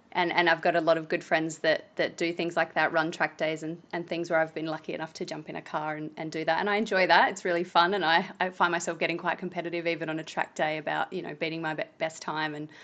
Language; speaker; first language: English; native; English